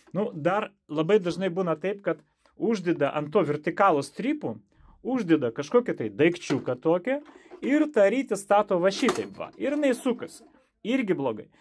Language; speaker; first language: Lithuanian; non-native, local second language; Russian